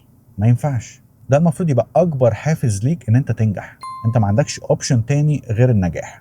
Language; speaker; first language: Arabic; native; Arabic